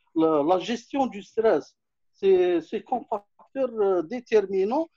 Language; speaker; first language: French; non-native, local second language; Arabic